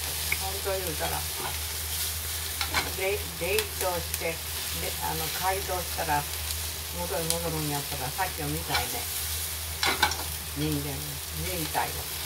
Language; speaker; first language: Japanese; native; Japanese